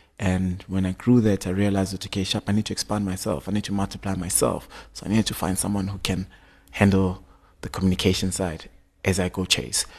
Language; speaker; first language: English; non-native, local second language; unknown